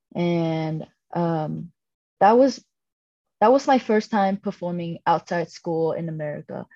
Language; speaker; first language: English; non-native, fluent; Vietnamese